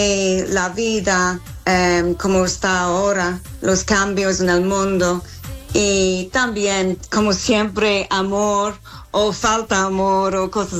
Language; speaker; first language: Spanish; non-native, fluent; English